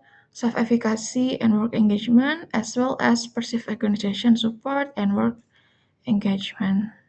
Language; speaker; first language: English; non-native, learner; Indonesian